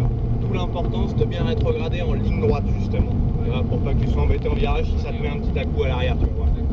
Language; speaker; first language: French; native; French